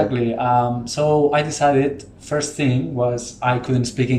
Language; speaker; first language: English; non-native, fluent; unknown